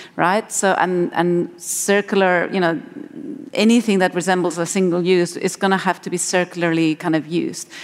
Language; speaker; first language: English; non-native, fluent; Spanish